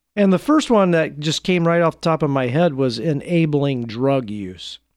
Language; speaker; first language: English; native; English